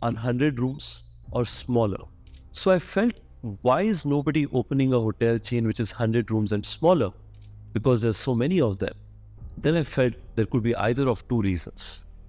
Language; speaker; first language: English; non-native, local second language; Hindi